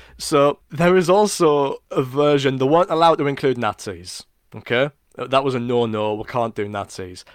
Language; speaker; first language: English; native; English